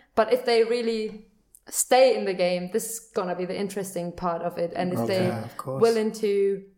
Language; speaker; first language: English; non-native, fluent; German